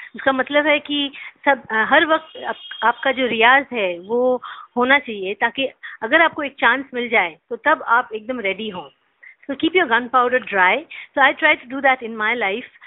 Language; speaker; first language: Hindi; non-native, local second language; Bangla